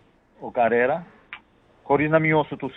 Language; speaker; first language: Greek; non-native, fluent; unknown